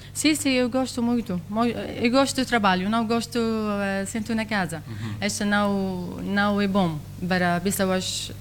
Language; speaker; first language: Portuguese; non-native, learner; Arabic